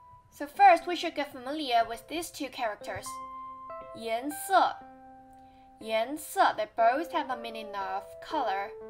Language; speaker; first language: English; non-native, fluent; Chinese